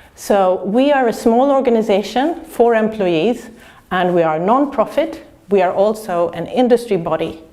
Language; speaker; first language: English; non-native, fluent; Swedish